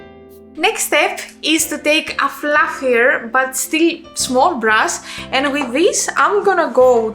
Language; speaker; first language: English; non-native, fluent; Greek